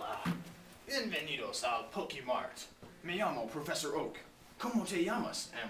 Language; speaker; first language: Spanish; non-native, learner; English